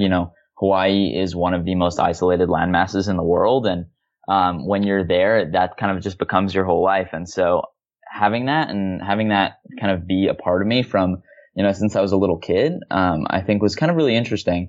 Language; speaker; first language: English; native; English